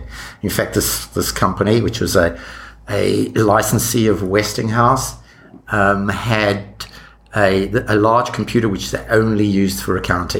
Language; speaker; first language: English; native; English